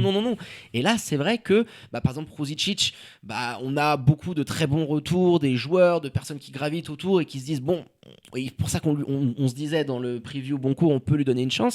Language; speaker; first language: French; native; French